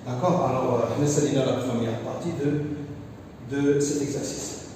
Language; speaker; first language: French; non-native, local second language; Arabic